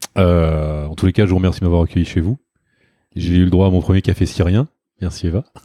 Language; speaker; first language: French; native; French